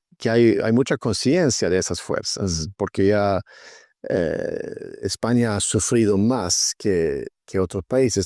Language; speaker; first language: Spanish; non-native, fluent; Swedish